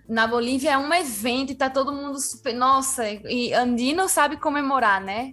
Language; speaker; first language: Portuguese; early bilingual, other home language; Spanish